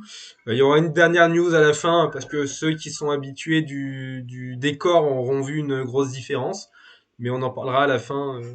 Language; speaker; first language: French; native; French